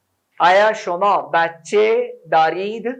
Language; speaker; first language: Persian; non-native, fluent; Urdu